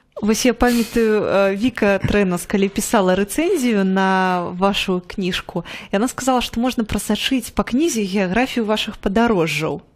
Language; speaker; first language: Belarusian; native; Belarusian